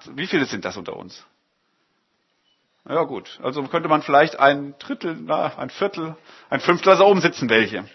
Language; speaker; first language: German; native; German